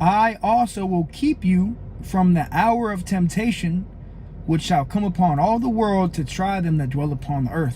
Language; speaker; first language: English; native; English